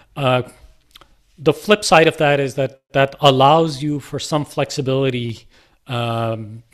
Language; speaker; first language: English; non-native, local second language; Punjabi